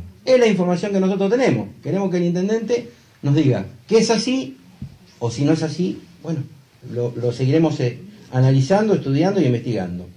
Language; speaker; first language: Spanish; native; Spanish